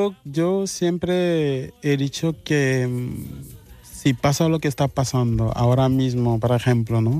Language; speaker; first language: Spanish; non-native, fluent; Mandingo